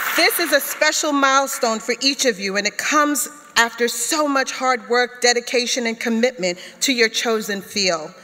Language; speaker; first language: English; native; English